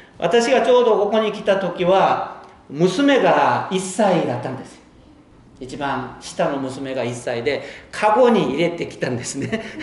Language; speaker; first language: Japanese; non-native, fluent; Korean